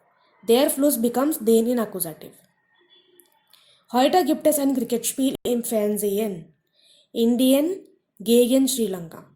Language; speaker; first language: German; non-native, fluent; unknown